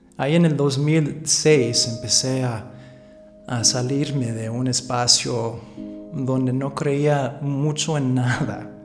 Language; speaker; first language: Spanish; early bilingual, heritage; Spanish